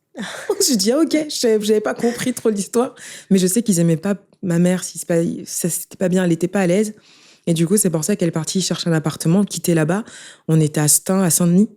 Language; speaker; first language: French; early bilingual, other home language; Haitian Creole